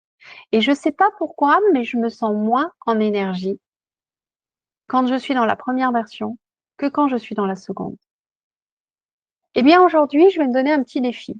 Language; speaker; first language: French; native; French